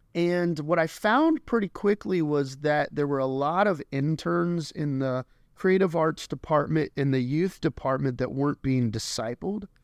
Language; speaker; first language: English; native; English